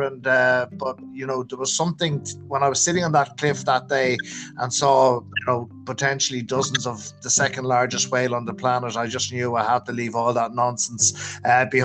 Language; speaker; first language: English; native; English